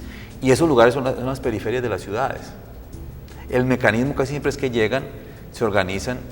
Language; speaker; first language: Spanish; native; Spanish